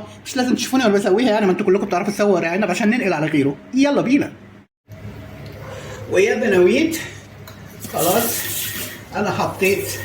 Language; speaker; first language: Arabic; native; Arabic